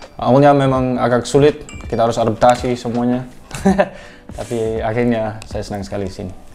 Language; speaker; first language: Indonesian; early bilingual, heritage; Dutch